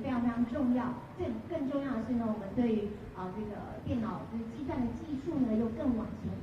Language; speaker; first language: Chinese; native; Chinese